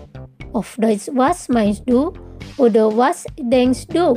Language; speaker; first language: German; non-native, fluent; Indonesian